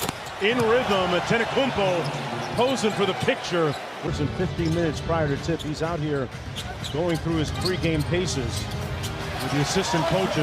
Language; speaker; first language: English; native; English